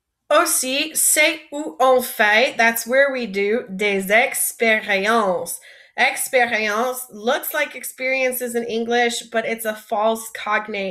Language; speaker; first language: English; native; English